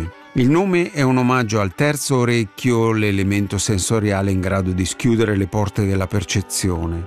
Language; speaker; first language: Italian; native; Italian